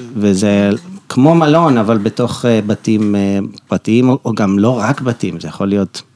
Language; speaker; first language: Hebrew; early bilingual, heritage; Hebrew